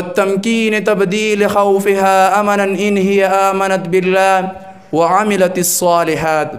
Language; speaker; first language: Arabic; non-native, fluent; Urdu